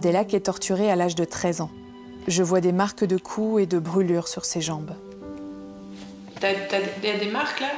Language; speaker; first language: French; native; French